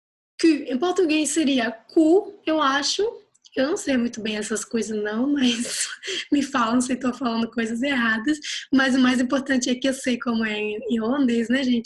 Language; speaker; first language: Portuguese; non-native, fluent; Dutch